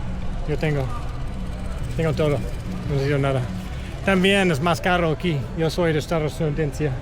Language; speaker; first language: Spanish; non-native, learner; English